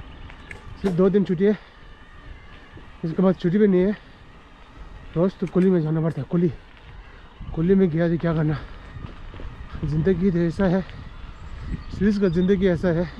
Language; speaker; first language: Hindi; non-native, learner; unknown